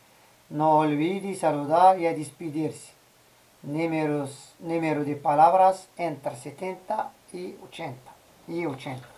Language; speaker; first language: Spanish; non-native, learner; Arabic